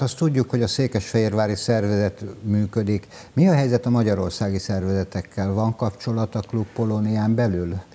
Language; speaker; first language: Hungarian; native; Hungarian